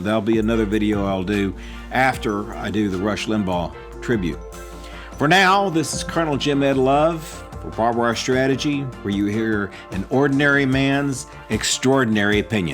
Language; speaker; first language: English; native; English